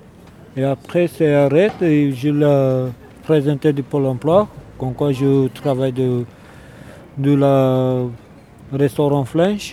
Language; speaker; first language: French; non-native, learner; Romanian